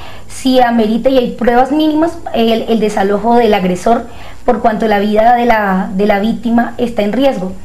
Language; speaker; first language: Spanish; native; Spanish